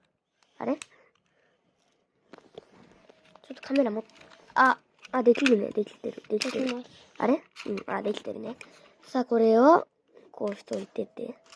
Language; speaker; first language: Japanese; native; Japanese